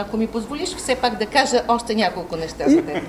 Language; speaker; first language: Bulgarian; native; Bulgarian